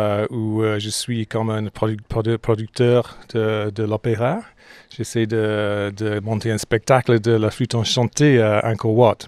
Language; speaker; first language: French; non-native, fluent; English